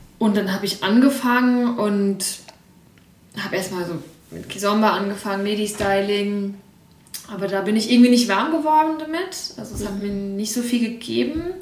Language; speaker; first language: German; early bilingual, other home language; Russian